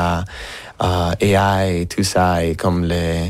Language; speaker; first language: French; non-native, fluent; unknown